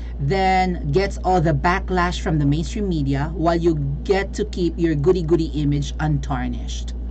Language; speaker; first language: English; non-native, local second language; Filipino